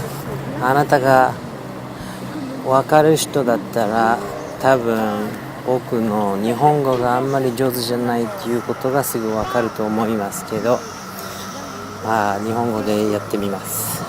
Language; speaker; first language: Japanese; non-native, fluent; French